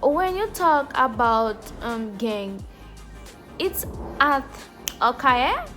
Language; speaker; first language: English; non-native, learner; Haitian Creole